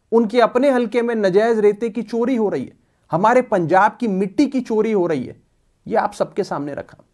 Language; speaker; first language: Hindi; non-native, local second language; Punjabi